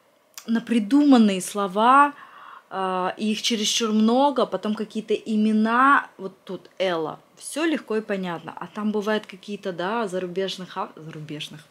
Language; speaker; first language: Russian; native; Russian